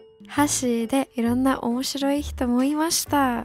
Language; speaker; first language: Japanese; non-native, fluent; English